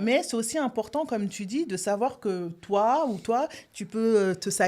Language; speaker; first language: French; native; French